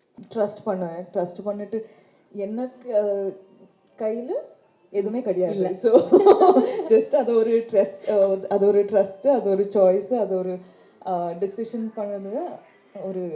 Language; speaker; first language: Tamil; non-native, learner; Kannada